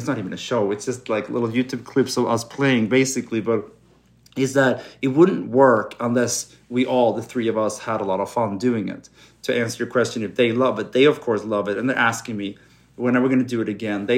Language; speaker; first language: English; non-native, fluent; Swedish